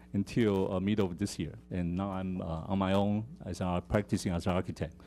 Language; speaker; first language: English; non-native, fluent; Chinese